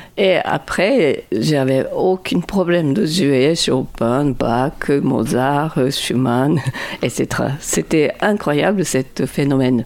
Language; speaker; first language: French; non-native, fluent; Japanese